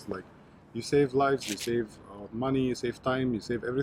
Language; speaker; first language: English; non-native, fluent; Arabic